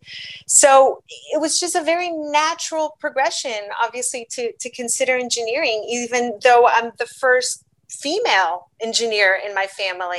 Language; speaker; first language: English; early bilingual, other home language; Portuguese